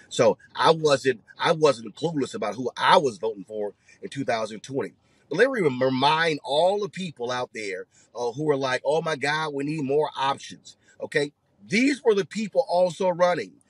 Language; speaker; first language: English; native; English